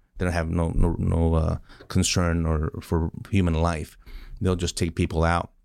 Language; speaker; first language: English; early bilingual, other home language; Spanish